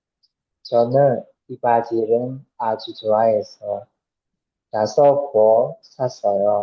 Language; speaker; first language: Korean; non-native, learner; Chinese